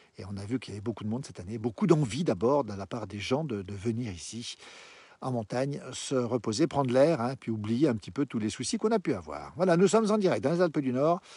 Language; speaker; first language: French; native; French